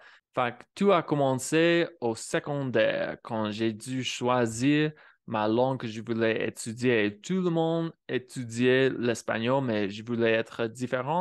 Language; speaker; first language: French; non-native, fluent; English